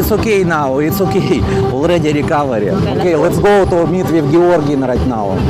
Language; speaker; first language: English; non-native, learner; Russian